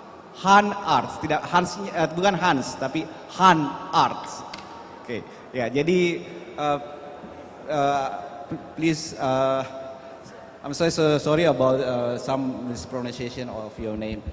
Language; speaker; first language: English; non-native, fluent; Indonesian